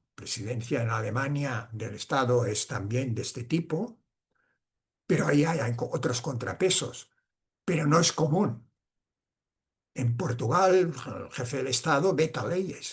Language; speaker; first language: Spanish; non-native, local second language; Catalan